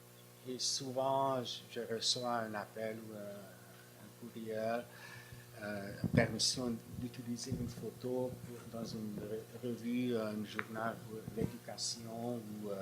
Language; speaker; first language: French; non-native, fluent; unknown